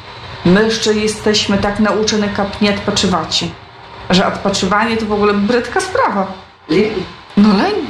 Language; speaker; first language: Polish; non-native, local second language; Ukrainian